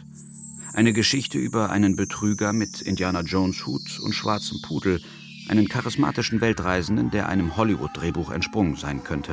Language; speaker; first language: German; early bilingual, other home language; Bosnian